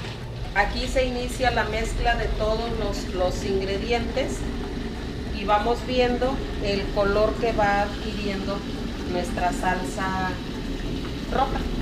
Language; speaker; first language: Spanish; native; Spanish